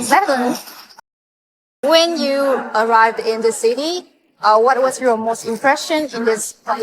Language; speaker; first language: English; non-native, learner; Vietnamese